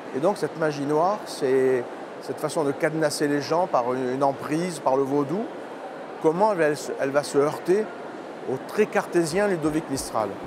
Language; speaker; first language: French; native; French